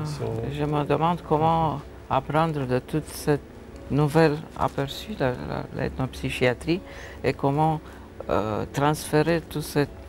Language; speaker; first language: French; non-native, fluent; Romanian